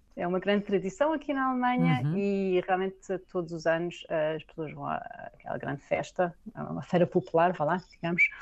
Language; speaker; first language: Portuguese; native; Portuguese